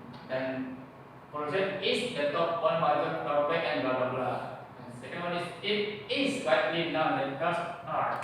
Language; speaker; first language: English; non-native, learner; Indonesian